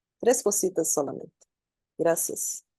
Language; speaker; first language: Spanish; non-native, learner; Portuguese